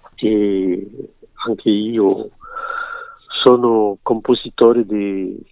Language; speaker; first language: Italian; early bilingual, other home language; French